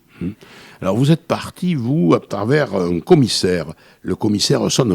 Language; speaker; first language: French; native; French